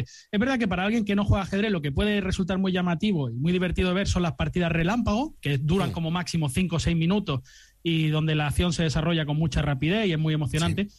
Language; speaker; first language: Spanish; native; Spanish